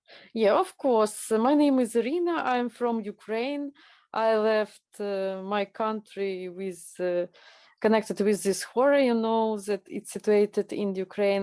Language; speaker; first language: English; non-native, learner; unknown